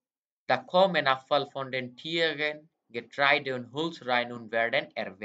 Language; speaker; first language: German; non-native, fluent; Bangla